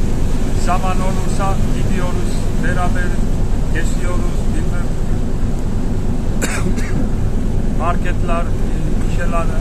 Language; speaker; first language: Turkish; non-native, learner; Georgian